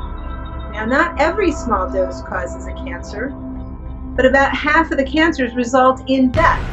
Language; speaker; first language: English; native; English